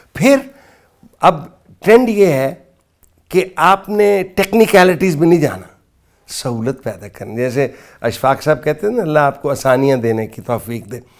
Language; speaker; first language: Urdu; non-native, local second language; Punjabi